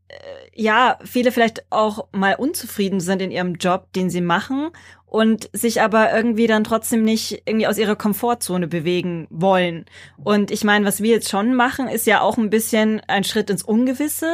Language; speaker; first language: German; native; German